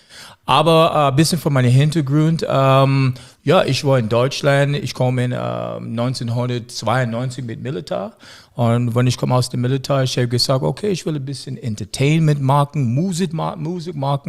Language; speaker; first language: German; non-native, learner; English